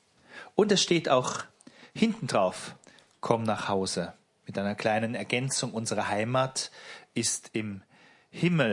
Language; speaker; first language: German; native; German